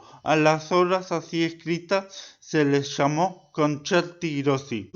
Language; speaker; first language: Spanish; native; Spanish